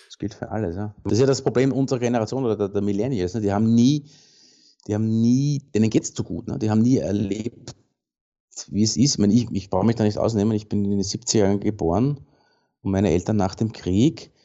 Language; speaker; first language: German; native; German